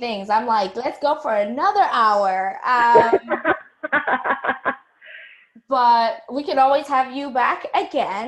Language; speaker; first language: English; non-native, local second language; Tswana